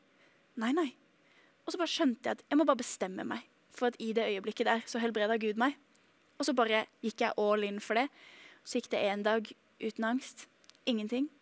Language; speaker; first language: Norwegian; native; Norwegian